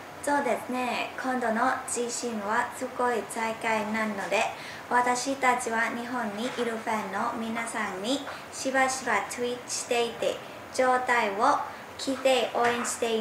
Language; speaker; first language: Japanese; non-native, learner; Thai